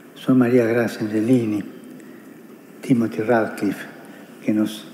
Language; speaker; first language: Spanish; early bilingual, other home language; Italian